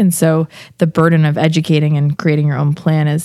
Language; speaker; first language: English; native; English